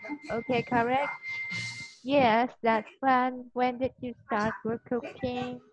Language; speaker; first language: English; non-native, fluent; Vietnamese